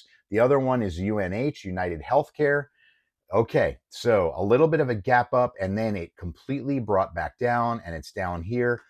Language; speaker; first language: English; native; English